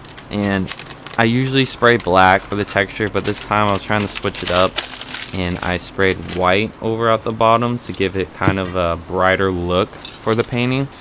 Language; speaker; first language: English; native; English